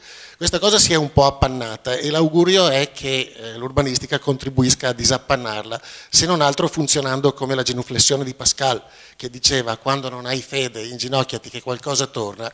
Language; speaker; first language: Italian; native; Italian